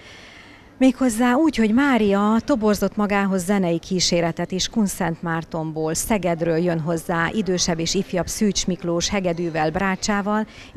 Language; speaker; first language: Hungarian; native; Hungarian